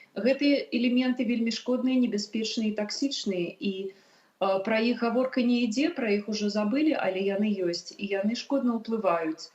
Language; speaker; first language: Belarusian; non-native, local second language; Russian